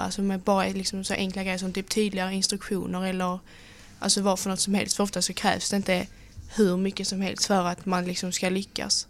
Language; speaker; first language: Swedish; native; Swedish